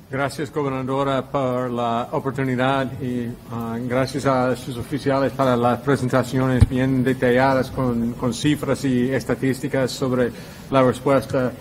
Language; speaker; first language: Spanish; non-native, fluent; English